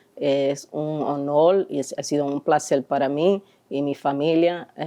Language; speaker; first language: Spanish; early bilingual, heritage; Spanish